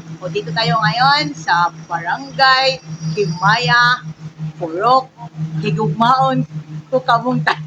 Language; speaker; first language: Filipino; non-native, local second language; Cebuano